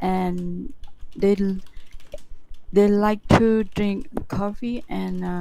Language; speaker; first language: English; non-native, learner; Thai